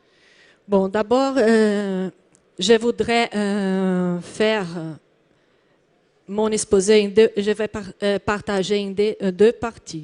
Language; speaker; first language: French; non-native, learner; Portuguese